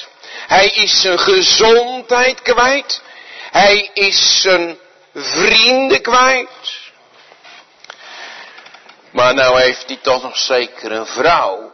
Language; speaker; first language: Dutch; native; Dutch